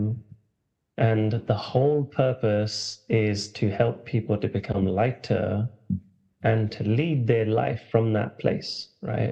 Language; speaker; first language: English; native; English